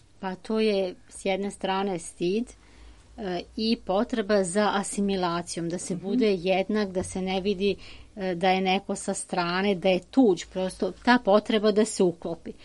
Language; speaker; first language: Serbian; native; Serbian